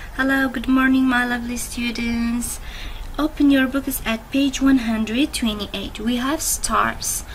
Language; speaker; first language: English; non-native, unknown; Central Kurdish